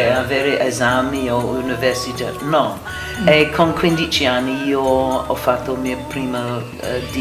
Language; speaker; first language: Italian; non-native, learner; English